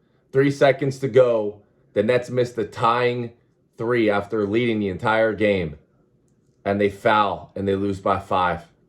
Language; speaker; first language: English; native; English